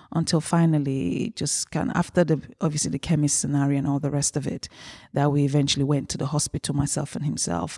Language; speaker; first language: English; early bilingual, other home language; Yoruba